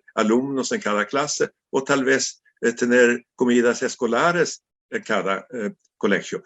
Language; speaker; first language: Spanish; non-native, fluent; Swedish